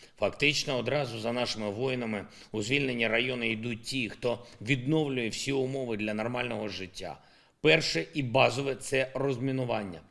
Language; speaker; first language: Ukrainian; non-native, local second language; Russian